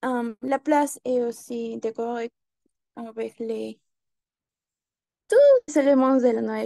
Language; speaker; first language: French; non-native, learner; Spanish